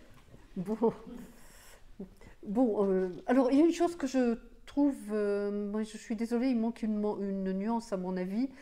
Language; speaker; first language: French; native; French